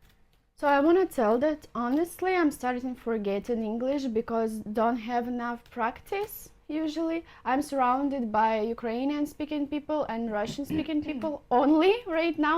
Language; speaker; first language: English; non-native, fluent; Russian